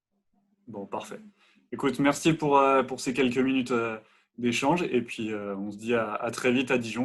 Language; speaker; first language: French; native; French